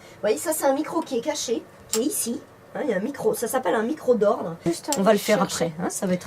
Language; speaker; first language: French; native; French